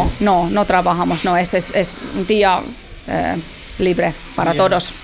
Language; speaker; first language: Spanish; non-native, learner; Finnish